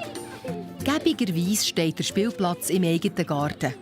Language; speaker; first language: German; native; German